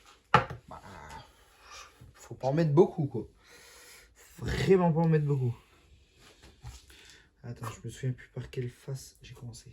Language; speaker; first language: French; native; French